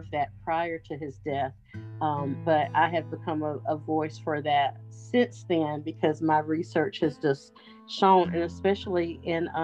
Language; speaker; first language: English; native; English